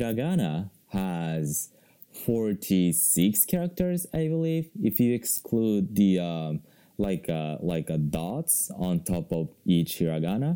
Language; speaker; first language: English; non-native, fluent; Japanese